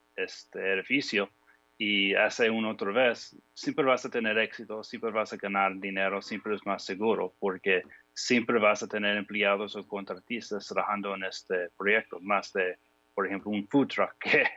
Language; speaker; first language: Spanish; non-native, fluent; English